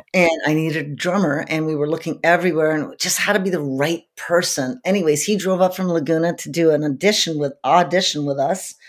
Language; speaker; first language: English; native; English